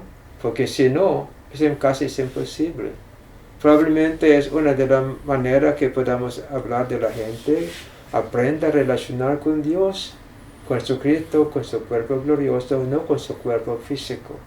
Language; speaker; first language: Spanish; non-native, fluent; English